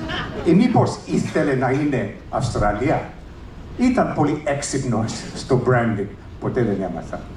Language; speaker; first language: Greek; early bilingual, heritage; English